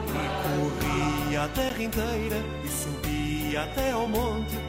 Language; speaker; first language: Portuguese; native; Portuguese